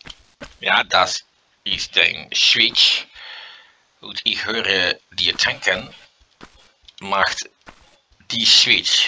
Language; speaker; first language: German; non-native, learner; Dutch